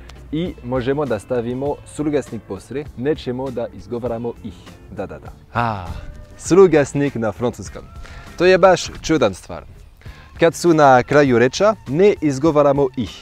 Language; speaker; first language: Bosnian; non-native, learner; French